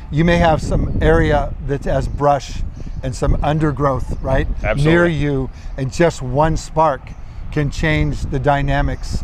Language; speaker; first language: English; native; English